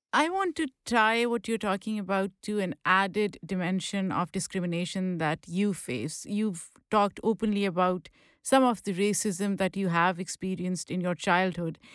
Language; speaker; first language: English; non-native, local second language; Pashto